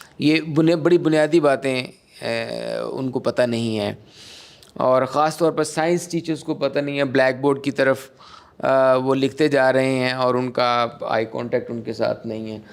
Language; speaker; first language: Urdu; native; Urdu